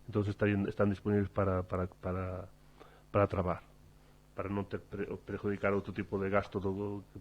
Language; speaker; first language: Spanish; non-native, local second language; Galician